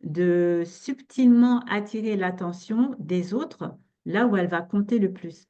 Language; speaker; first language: French; native; French